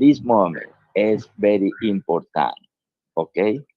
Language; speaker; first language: English; non-native, learner; Spanish